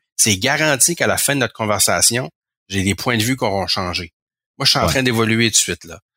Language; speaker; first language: French; native; French